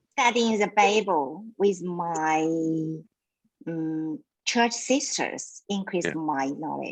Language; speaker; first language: English; non-native, learner; Chinese